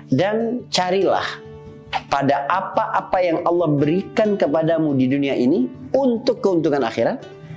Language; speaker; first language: Indonesian; native; Indonesian